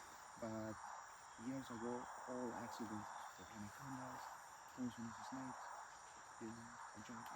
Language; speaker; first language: English; non-native, local second language; Spanish